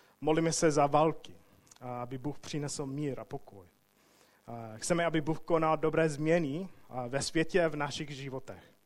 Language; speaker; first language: Czech; non-native, fluent; English